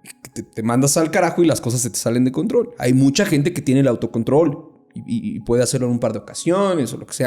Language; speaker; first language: Spanish; native; Spanish